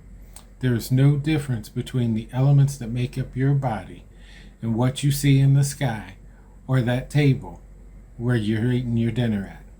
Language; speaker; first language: English; native; English